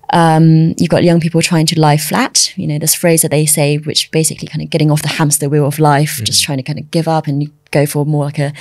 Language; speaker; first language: English; early bilingual, other home language; Chinese